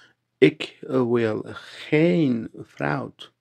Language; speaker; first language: Dutch; non-native, learner; Turkish